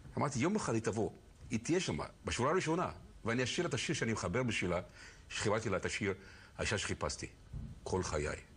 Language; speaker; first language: Hebrew; native; Hebrew